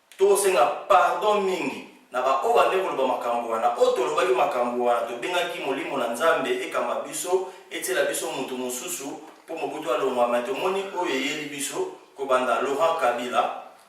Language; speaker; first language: Lingala; non-native, local second language; Kongo